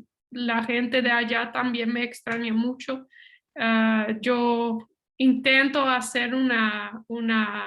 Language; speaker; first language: Spanish; non-native, fluent; Dutch